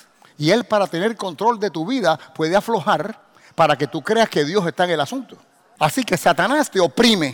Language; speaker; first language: Spanish; native; Spanish